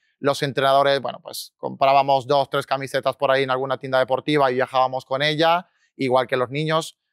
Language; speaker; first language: Spanish; native; Spanish